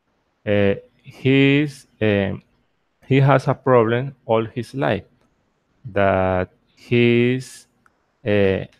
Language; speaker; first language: English; non-native, learner; Spanish